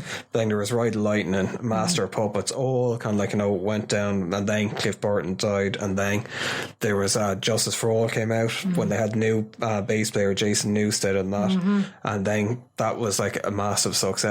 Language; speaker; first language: English; native; English